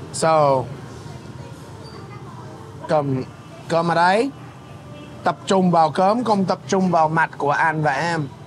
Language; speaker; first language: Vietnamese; non-native, fluent; English